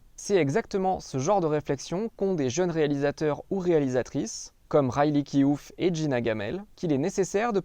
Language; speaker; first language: French; native; French